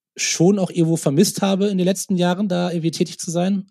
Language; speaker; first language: German; native; German